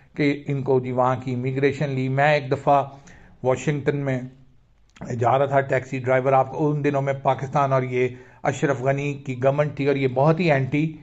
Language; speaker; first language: Urdu; native; Urdu